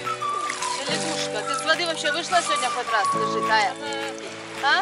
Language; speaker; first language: Russian; native; Russian